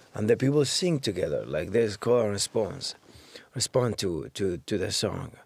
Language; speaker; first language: English; non-native, fluent; Arabic